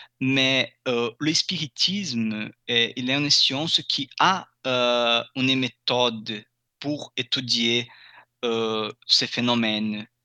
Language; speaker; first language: French; non-native, fluent; Portuguese